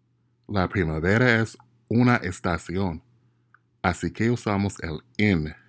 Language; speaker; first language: Spanish; non-native, fluent; English